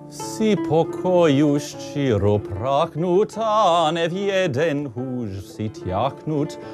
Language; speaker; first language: Ukrainian; early bilingual, heritage; English